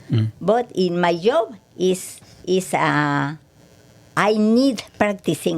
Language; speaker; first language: English; non-native, learner; Spanish